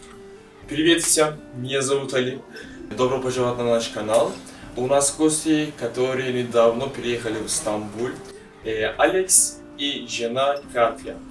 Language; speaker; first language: Russian; non-native, learner; Turkish